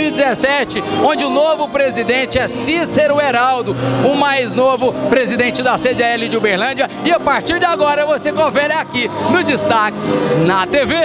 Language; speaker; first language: Portuguese; native; Portuguese